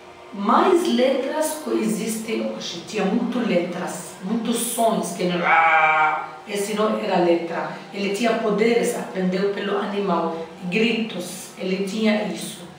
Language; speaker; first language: Portuguese; non-native, learner; Arabic